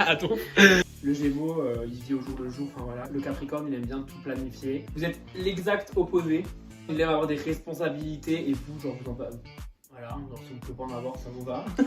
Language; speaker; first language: French; native; French